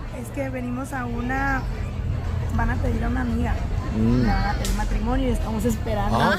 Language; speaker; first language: Spanish; native; Spanish